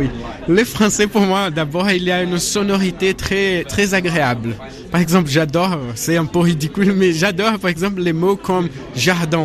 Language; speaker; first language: French; non-native, learner; Portuguese